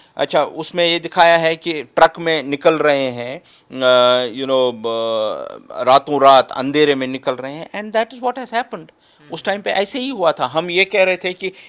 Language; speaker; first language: Hindi; native; Hindi